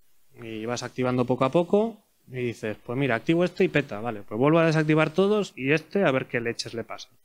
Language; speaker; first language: Spanish; native; Spanish